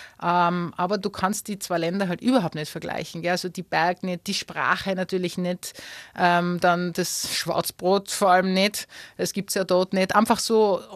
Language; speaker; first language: German; native; German